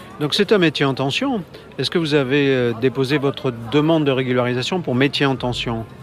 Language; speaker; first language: French; native; French